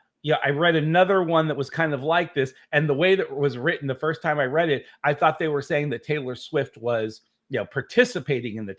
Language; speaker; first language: English; native; English